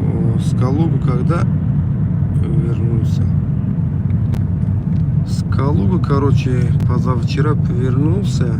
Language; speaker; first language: Russian; non-native, fluent; Tajik